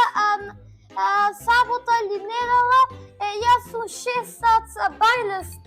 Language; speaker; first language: Macedonian; early bilingual, heritage; Macedonian